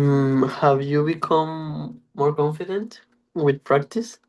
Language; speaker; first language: English; non-native, learner; Spanish